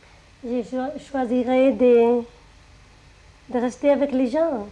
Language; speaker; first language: French; non-native, fluent; Spanish